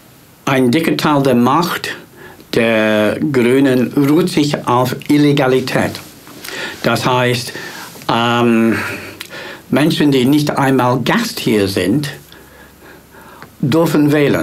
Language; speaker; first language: German; non-native, fluent; English